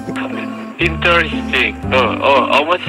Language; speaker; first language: Japanese; non-native, learner; Indonesian